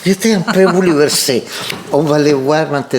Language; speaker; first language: French; non-native, fluent; Spanish